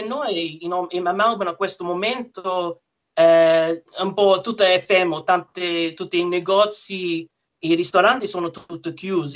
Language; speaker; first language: Italian; early bilingual, heritage; English